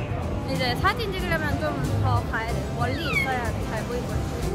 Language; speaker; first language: Korean; non-native, fluent; Thai